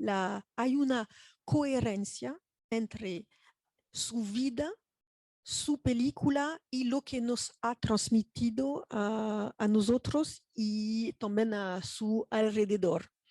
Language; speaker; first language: Spanish; non-native, fluent; French